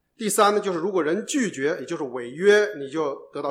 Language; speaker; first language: Chinese; native; Chinese